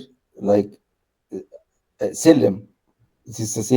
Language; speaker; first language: English; non-native, learner; Arabic